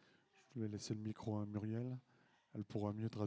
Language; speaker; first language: French; native; French